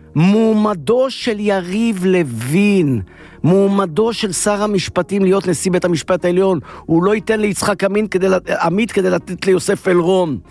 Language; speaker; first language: Hebrew; native; Hebrew